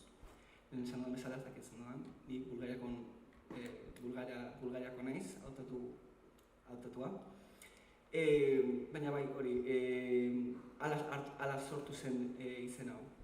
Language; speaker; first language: Basque; early bilingual, other home language; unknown